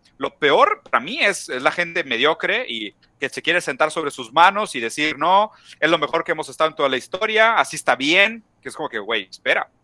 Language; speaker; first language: Spanish; non-native, fluent; Portuguese